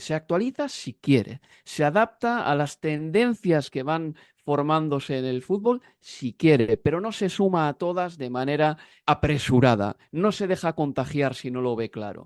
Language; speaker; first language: Spanish; native; Spanish